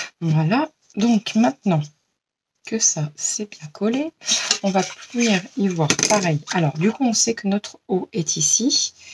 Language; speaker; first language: French; native; French